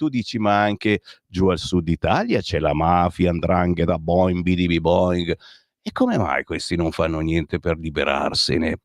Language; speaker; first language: Italian; native; Italian